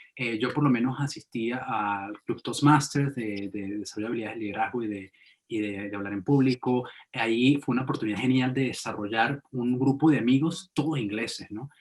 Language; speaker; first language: Spanish; native; Spanish